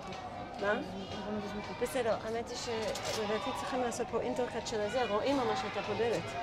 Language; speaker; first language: Hebrew; native; Hebrew